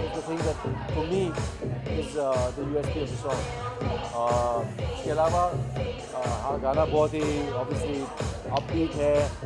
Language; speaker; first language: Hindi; native; Hindi